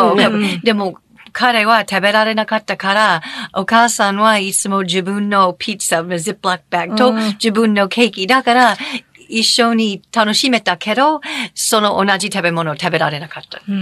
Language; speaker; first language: Japanese; non-native, fluent; English